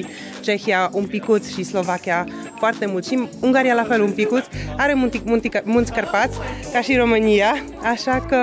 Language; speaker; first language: Romanian; non-native, fluent; Polish